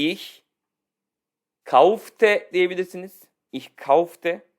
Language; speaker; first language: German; non-native, fluent; Turkish